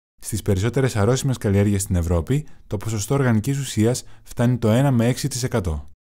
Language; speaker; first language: Greek; non-native, learner; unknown